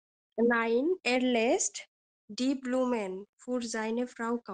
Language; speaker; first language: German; non-native, learner; Bangla